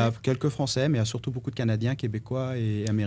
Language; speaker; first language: French; native; French